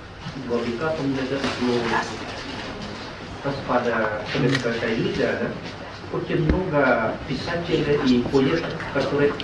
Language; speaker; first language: Russian; non-native, learner; Indonesian